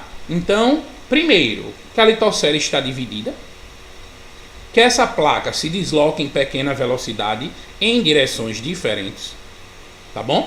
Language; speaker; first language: Portuguese; native; Portuguese